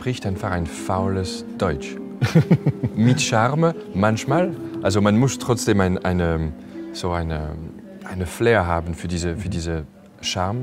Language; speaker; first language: German; non-native, fluent; French